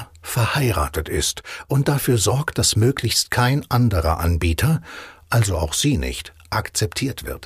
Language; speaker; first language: German; native; German